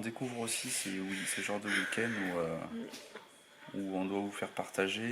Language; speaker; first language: French; native; French